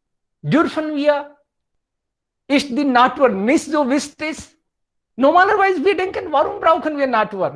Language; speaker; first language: German; non-native, fluent; Hindi